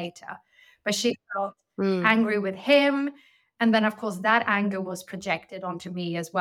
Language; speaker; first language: English; non-native, fluent; Swedish